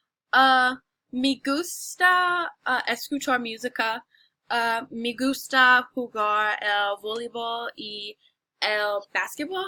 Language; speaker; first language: Spanish; non-native, learner; English